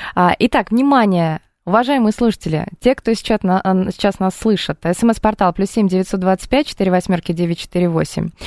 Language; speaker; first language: Russian; native; Russian